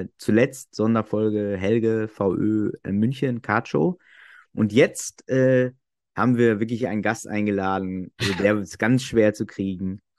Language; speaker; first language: German; native; German